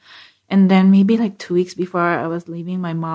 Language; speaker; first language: English; non-native, local second language; Filipino